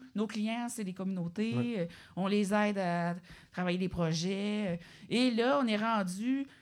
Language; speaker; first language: French; native; French